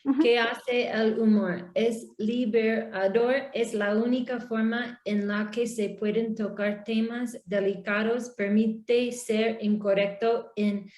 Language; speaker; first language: Spanish; non-native, learner; English